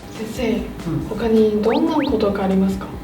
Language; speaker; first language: Japanese; non-native, learner; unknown